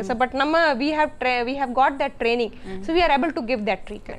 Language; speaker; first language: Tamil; non-native, learner; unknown